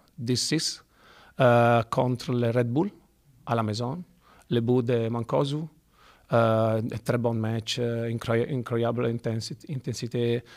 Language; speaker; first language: French; non-native, fluent; Italian